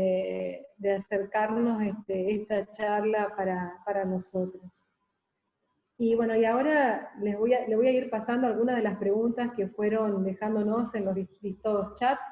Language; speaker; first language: Spanish; native; Spanish